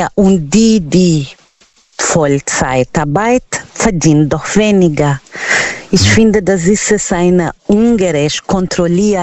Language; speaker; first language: German; non-native, learner; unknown